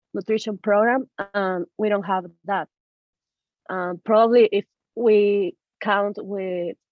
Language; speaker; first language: English; non-native, learner; Spanish